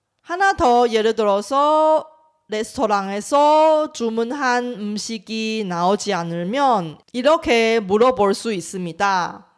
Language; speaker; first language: Korean; non-native, fluent; Chinese